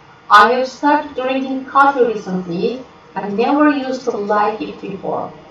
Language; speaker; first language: English; non-native, fluent; Turkish